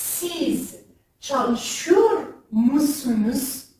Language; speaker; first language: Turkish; non-native, fluent; French